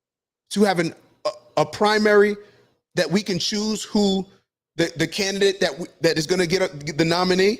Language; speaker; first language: English; native; English